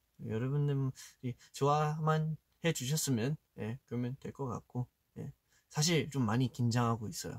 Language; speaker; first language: Korean; early bilingual, heritage; Korean